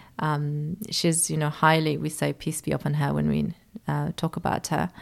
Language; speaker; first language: English; early bilingual, other home language; Persian